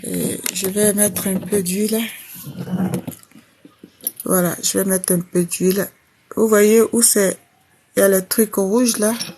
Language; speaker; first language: French; native; French